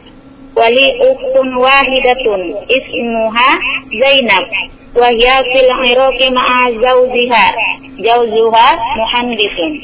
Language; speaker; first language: Arabic; non-native, learner; Indonesian